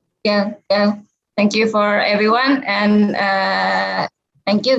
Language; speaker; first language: English; non-native, fluent; Indonesian